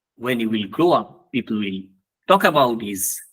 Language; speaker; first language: English; non-native, local second language; Bangla